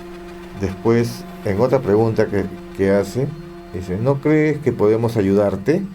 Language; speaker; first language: Spanish; native; Spanish